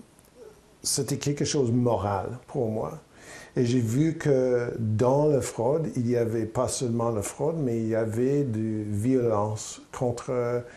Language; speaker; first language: French; non-native, local second language; English